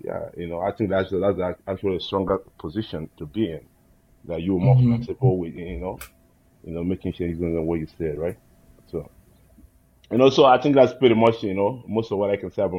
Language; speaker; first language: English; non-native, local second language; Igbo